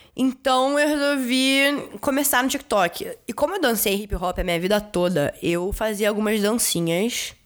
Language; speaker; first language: Portuguese; early bilingual, heritage; Portuguese